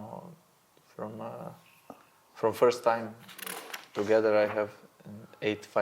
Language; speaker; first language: English; non-native, learner; Slovenian